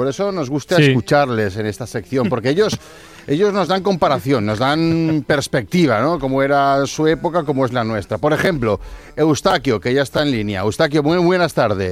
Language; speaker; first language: Spanish; native; Spanish